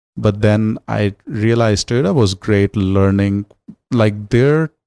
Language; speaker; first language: English; non-native, local second language; Hindi